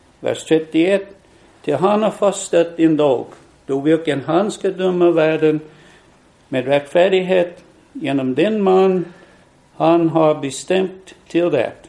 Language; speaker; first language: Swedish; non-native, fluent; English